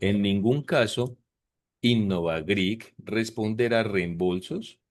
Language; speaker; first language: Spanish; native; Spanish